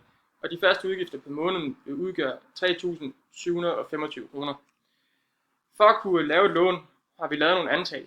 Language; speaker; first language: Danish; native; Danish